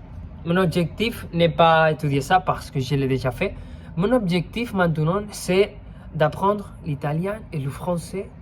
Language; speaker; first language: French; non-native, fluent; Spanish